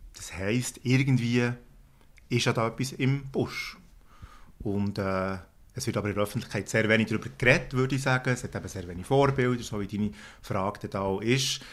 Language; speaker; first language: German; native; German